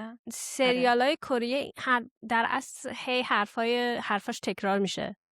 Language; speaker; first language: Persian; early bilingual, heritage; Persian